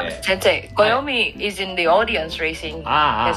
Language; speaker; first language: English; non-native, fluent; Indonesian